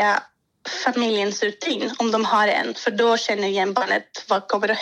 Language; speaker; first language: Swedish; non-native, fluent; Greek